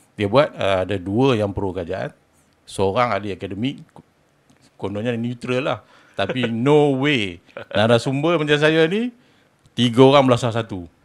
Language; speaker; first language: Malay; native; Malay